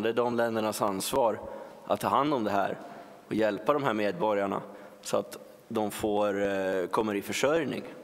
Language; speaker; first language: Swedish; native; Swedish